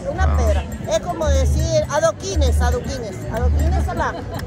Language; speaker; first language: Portuguese; non-native, learner; Spanish